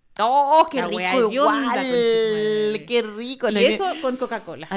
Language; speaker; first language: Spanish; native; Spanish